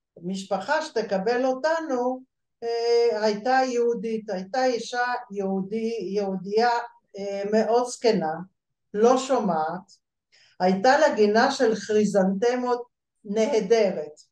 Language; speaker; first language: Hebrew; early bilingual, other home language; Bulgarian